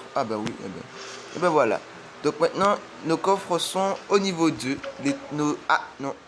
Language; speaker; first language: French; native; French